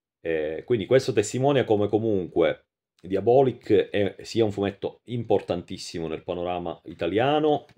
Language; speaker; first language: Italian; native; Italian